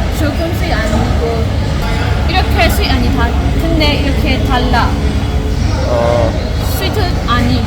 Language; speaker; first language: Korean; non-native, learner; Burmese